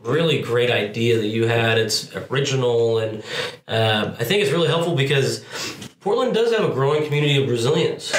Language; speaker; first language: English; native; English